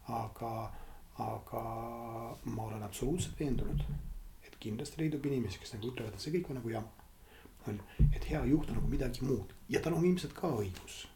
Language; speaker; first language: Estonian; non-native, local second language; Russian